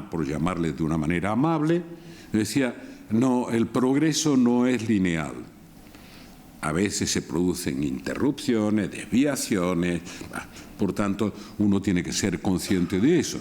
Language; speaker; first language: Spanish; native; Spanish